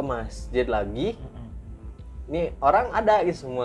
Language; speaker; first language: Indonesian; native; Indonesian